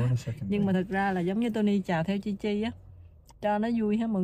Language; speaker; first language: Vietnamese; native; Vietnamese